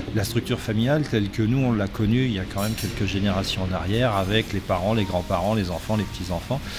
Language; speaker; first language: French; native; French